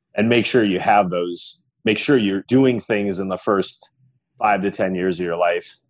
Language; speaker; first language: English; native; English